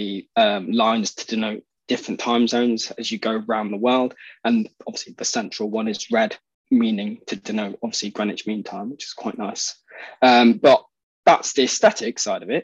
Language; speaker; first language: English; native; English